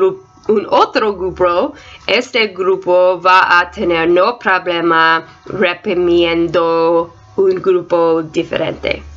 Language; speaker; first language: Spanish; non-native, learner; English